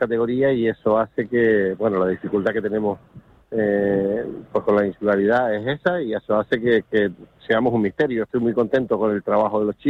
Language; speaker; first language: Spanish; native; Spanish